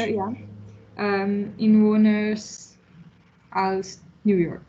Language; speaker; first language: Dutch; non-native, learner; English